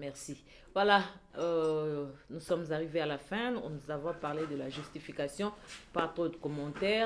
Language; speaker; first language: French; non-native, local second language; Lingala